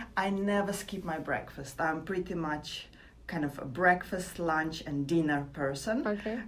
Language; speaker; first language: English; non-native, fluent; Latvian